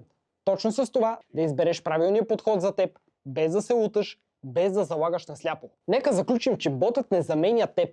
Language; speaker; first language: Bulgarian; native; Bulgarian